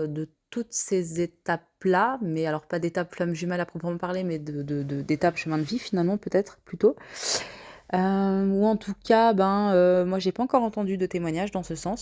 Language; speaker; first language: French; native; French